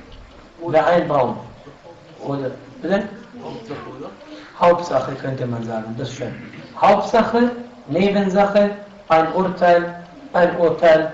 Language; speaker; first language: German; non-native, fluent; Arabic